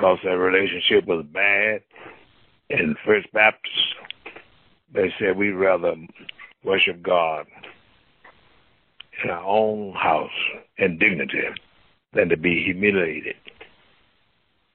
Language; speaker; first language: English; native; English